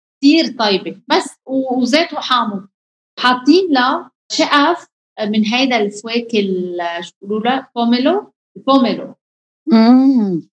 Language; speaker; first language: Arabic; native; Arabic